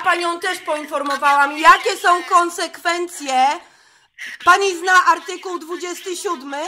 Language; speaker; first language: Polish; native; Polish